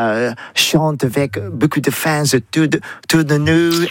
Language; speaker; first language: French; non-native, learner; English